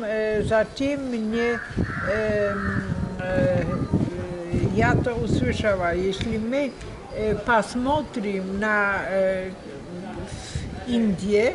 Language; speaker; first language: Russian; non-native, learner; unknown